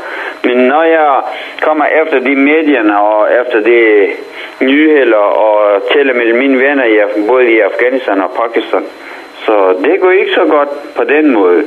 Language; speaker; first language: Danish; non-native, fluent; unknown